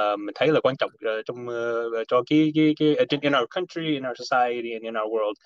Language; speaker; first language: Vietnamese; early bilingual, heritage; Vietnamese